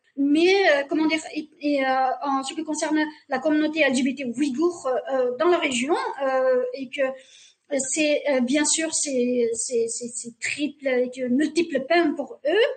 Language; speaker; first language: French; non-native, fluent; Uyghur